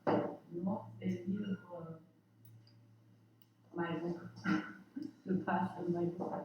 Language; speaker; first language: French; non-native, learner; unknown